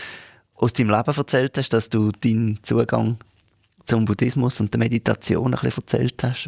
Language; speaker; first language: German; native; German